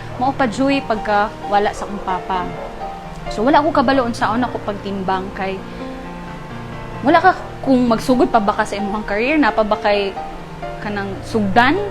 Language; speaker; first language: Cebuano; native; Cebuano